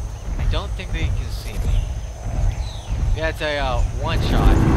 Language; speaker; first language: English; native; English